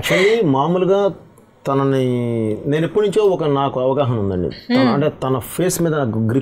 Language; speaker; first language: Telugu; native; Telugu